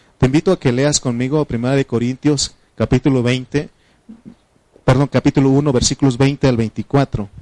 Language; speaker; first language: Spanish; non-native, local second language; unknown